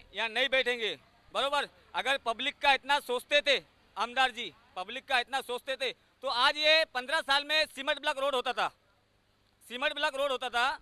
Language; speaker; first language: Hindi; non-native, local second language; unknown